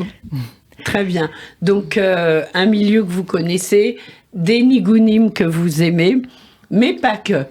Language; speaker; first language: French; native; French